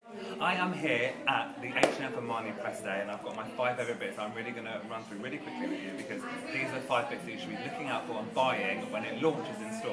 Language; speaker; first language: English; native; English